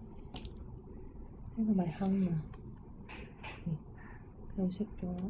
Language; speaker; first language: Chinese; non-native, local second language; Cantonese